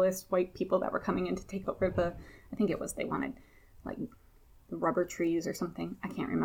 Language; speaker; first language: English; native; English